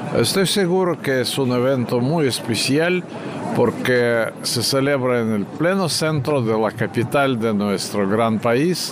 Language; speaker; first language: Spanish; non-native, fluent; Russian